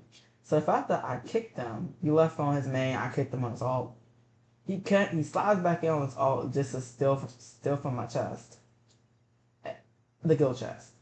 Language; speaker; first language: English; native; English